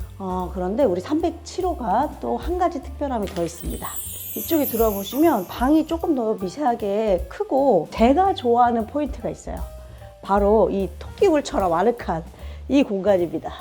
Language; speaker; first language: Korean; native; Korean